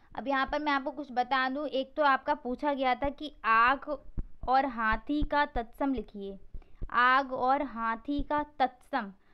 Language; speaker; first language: Hindi; native; Hindi